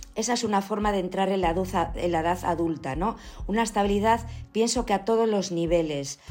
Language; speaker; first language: Spanish; native; Spanish